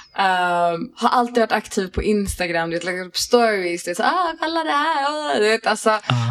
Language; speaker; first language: Swedish; native; Swedish